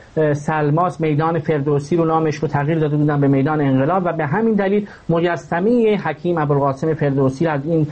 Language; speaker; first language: Persian; native; Persian